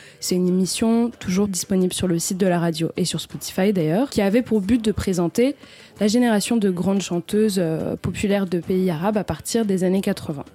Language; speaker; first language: French; native; French